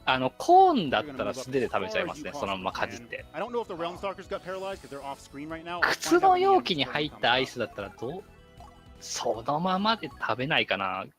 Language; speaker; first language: Japanese; native; Japanese